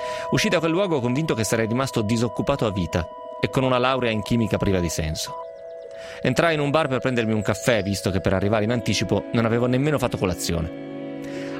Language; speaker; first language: Italian; native; Italian